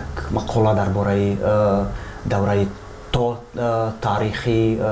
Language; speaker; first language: Persian; non-native, fluent; Czech